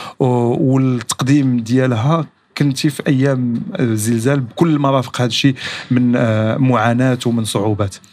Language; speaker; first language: Arabic; native; Arabic